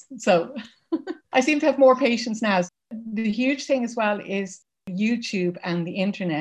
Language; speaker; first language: English; native; English